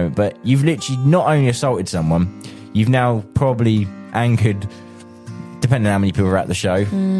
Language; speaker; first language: English; native; English